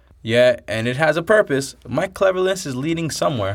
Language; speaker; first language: English; native; English